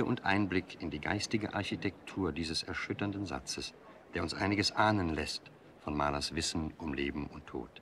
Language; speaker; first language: German; native; German